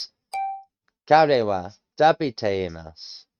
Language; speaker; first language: Japanese; non-native, learner; English